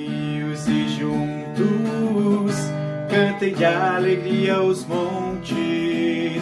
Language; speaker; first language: Portuguese; native; Portuguese